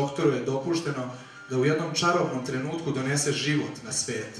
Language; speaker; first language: Serbian; native; Serbian